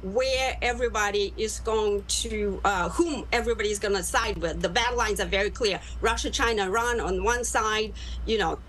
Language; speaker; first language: English; non-native, fluent; Russian